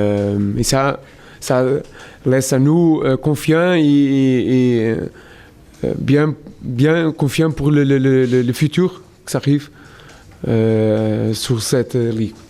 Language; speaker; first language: French; non-native, learner; Portuguese